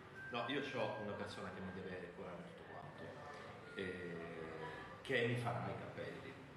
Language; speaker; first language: Italian; native; Italian